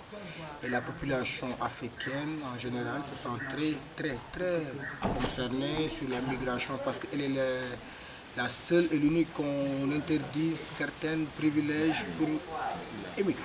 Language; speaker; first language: French; non-native, local second language; Wolof